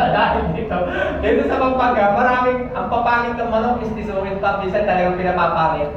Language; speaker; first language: Filipino; non-native, local second language; Pampanga